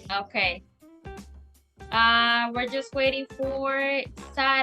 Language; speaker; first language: English; non-native, fluent; Spanish